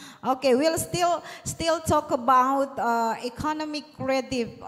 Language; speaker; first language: English; non-native, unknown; Indonesian